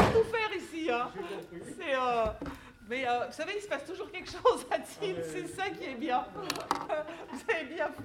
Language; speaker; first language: French; native; French